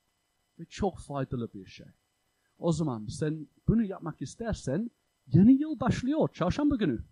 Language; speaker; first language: Turkish; non-native, fluent; English